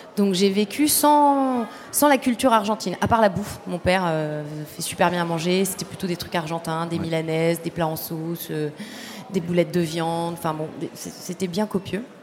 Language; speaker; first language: French; early bilingual, other home language; Spanish